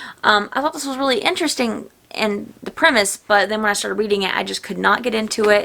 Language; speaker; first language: English; native; English